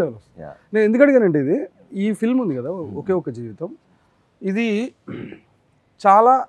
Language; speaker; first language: Telugu; native; Telugu